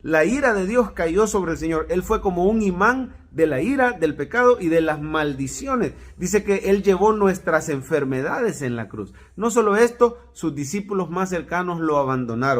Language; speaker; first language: Spanish; native; Spanish